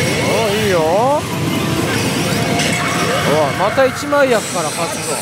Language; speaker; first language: Japanese; native; Japanese